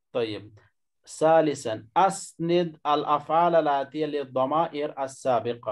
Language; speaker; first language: Arabic; non-native, fluent; Urdu